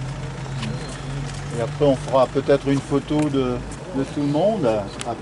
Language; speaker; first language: French; native; French